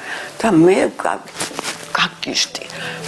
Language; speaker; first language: Georgian; early bilingual, heritage; Georgian